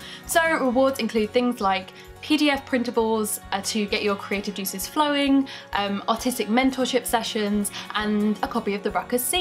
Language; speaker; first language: English; native; English